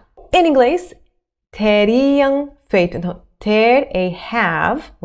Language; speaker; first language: Portuguese; non-native, fluent; English